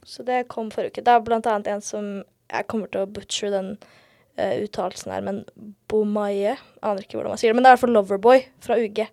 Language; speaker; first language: Norwegian; early bilingual, other home language; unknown